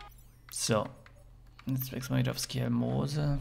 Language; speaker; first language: German; native; German